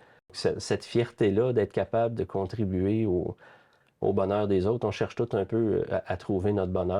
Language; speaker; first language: French; native; French